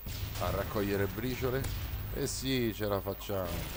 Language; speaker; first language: Italian; native; Italian